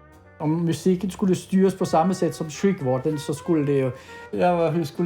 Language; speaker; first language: Swedish; native; Swedish